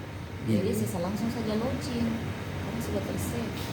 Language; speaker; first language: Indonesian; native; Indonesian